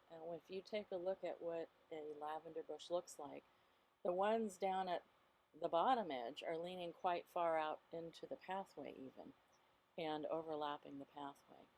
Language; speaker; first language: English; native; English